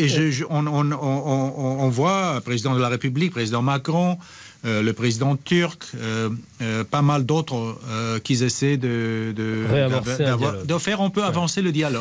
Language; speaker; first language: French; non-native, fluent; Romanian